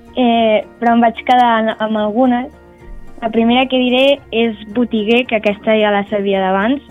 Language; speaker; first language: Catalan; native; Catalan